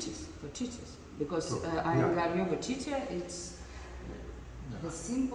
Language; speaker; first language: English; non-native, learner; Russian